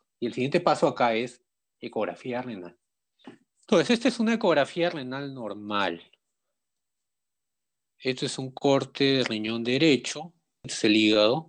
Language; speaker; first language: Spanish; native; Spanish